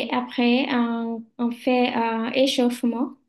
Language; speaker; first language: French; non-native, learner; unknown